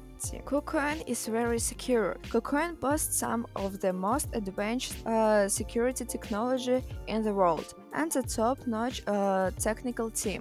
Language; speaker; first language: English; non-native, learner; Russian